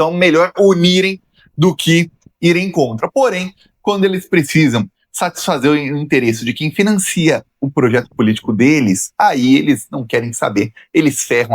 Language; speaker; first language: Portuguese; native; Portuguese